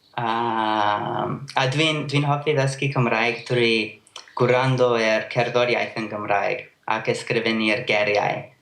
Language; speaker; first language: Welsh; non-native, learner; English